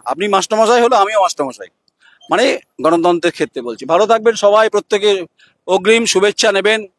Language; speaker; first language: Bangla; native; Bangla